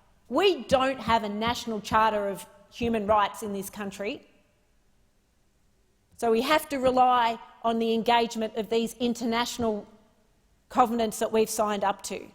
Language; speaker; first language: English; native; English